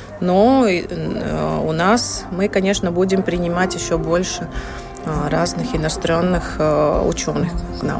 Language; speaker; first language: Russian; non-native, local second language; Latvian